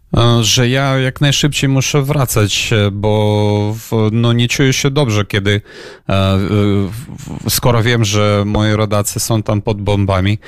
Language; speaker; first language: Polish; non-native, fluent; Ukrainian